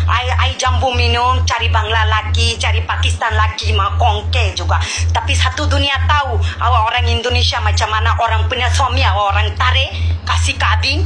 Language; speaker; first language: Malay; non-native, learner; Bangla